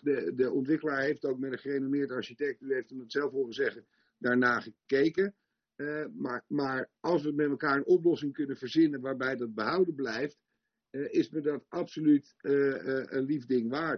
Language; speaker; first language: Dutch; native; Dutch